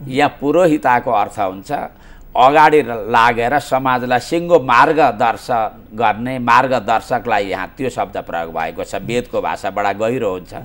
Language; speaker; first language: Nepali; native; Nepali